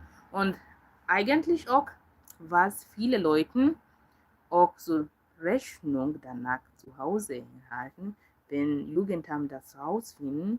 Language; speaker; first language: German; non-native, learner; Yoruba